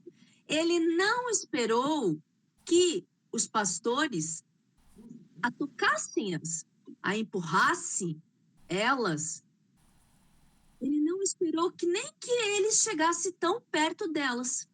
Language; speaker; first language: Portuguese; native; Portuguese